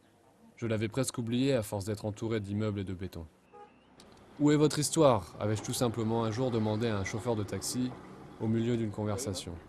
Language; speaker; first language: French; native; French